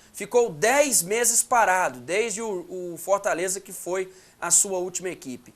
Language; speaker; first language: Portuguese; native; Portuguese